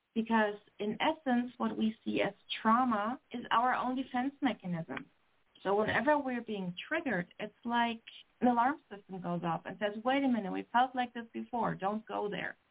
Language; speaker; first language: English; non-native, fluent; German